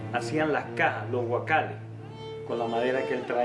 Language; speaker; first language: Spanish; native; Spanish